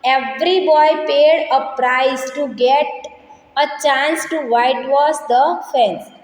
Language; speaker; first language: English; non-native, local second language; Gujarati